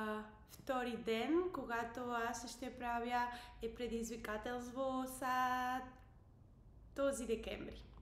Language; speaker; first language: Bulgarian; non-native, learner; English